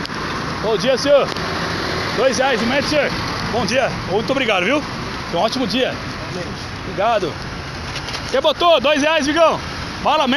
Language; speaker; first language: Portuguese; native; Portuguese